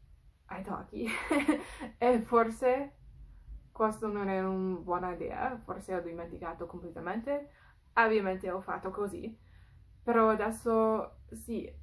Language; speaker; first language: Italian; non-native, fluent; English